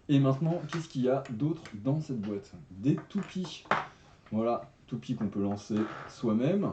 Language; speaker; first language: French; native; French